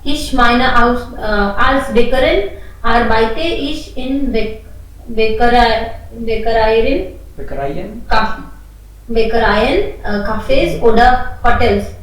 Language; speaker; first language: German; non-native, learner; Hindi